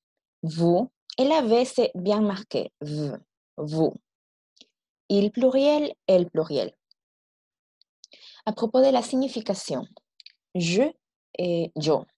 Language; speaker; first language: French; non-native, fluent; Spanish